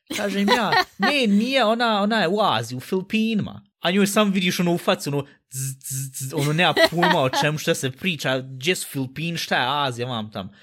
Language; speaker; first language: Bosnian; early bilingual, heritage; Bosnian